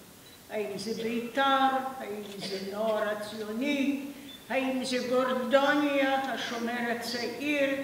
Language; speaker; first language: Hebrew; non-native, fluent; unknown